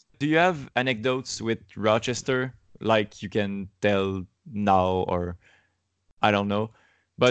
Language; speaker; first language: English; non-native, learner; French